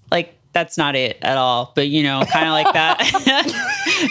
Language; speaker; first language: English; native; English